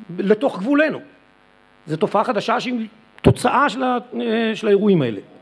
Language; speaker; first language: Hebrew; native; Hebrew